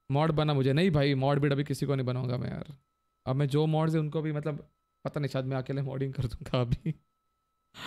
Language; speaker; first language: Hindi; non-native, local second language; Marathi